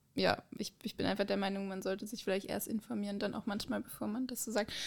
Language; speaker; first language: German; native; German